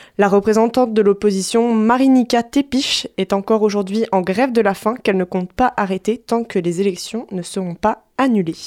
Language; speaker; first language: French; native; French